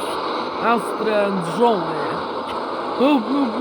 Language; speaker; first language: English; non-native, learner; Russian